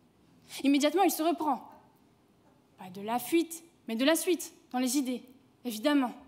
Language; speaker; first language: French; native; French